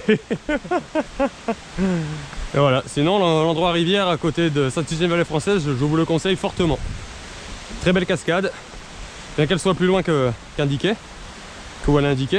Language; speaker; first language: French; native; French